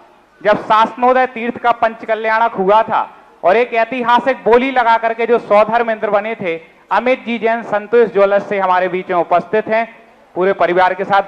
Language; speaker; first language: Hindi; native; Hindi